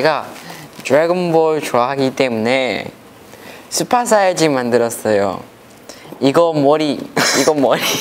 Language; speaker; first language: Korean; non-native, learner; Chinese